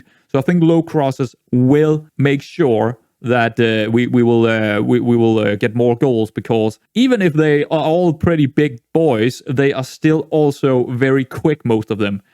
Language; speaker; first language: English; non-native, fluent; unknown